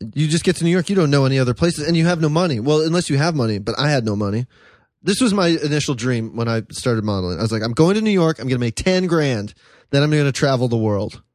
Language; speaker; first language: English; native; English